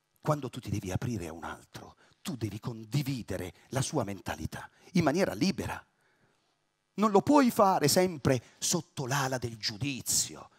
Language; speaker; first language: Italian; native; Italian